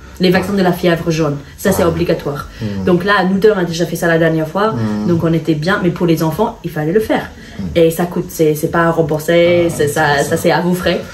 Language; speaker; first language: French; non-native, fluent; English